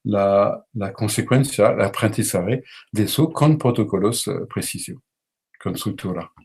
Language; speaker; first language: Spanish; non-native, learner; French